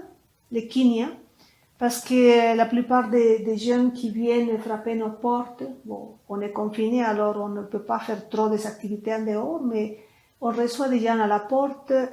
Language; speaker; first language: French; non-native, fluent; Spanish